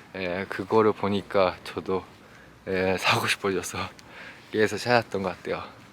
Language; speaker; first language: Korean; non-native, fluent; Japanese